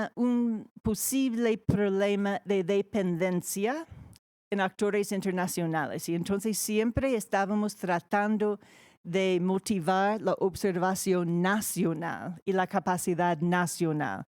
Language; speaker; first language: Spanish; non-native, fluent; English